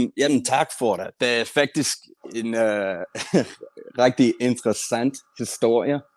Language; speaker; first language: Danish; non-native, learner; English